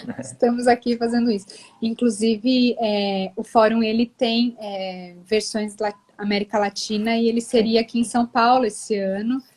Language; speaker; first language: Portuguese; native; Portuguese